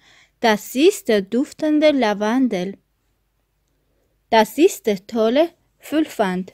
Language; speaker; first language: German; non-native, fluent; Armenian